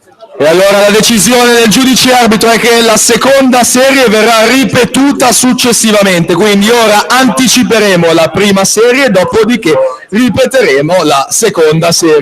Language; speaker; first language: Italian; native; Italian